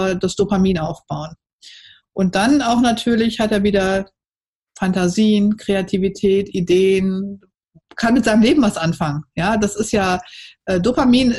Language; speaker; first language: German; native; German